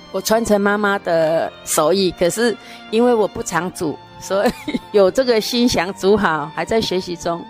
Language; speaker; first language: Chinese; non-native, local second language; Hakka Chinese